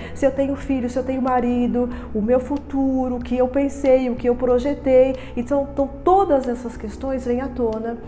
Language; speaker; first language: Portuguese; native; Portuguese